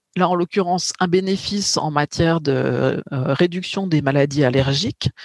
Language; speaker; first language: French; native; French